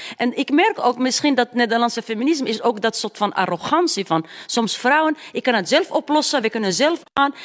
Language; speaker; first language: Dutch; non-native, fluent; Arabic